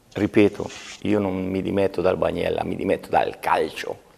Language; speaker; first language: Italian; native; Italian